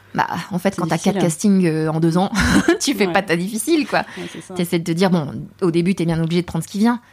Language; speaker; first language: French; native; French